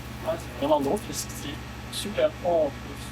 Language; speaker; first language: French; native; French